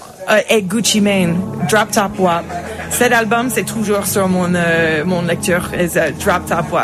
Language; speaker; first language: French; non-native, fluent; English